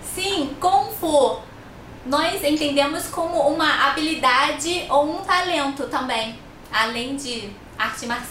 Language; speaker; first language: Portuguese; non-native, fluent; Chinese